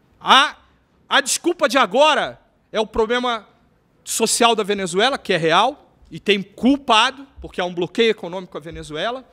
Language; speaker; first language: Portuguese; native; Portuguese